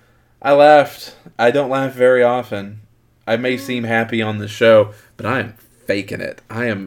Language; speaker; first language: English; native; English